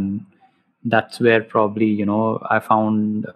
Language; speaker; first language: English; non-native, local second language; Hindi